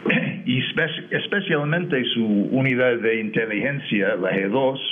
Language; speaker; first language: Spanish; non-native, fluent; English